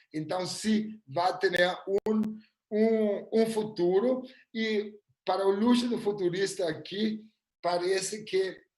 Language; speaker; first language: Portuguese; non-native, fluent; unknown